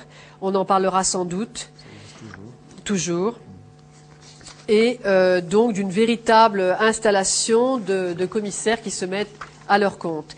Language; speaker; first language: French; native; French